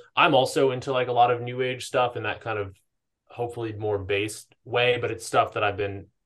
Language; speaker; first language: English; native; English